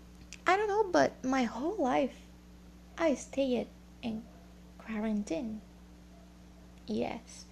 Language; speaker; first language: English; non-native, learner; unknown